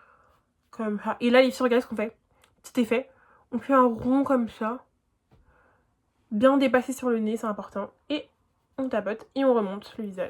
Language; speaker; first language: French; native; French